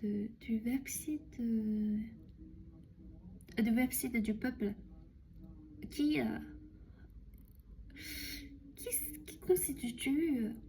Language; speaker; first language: French; non-native, learner; Chinese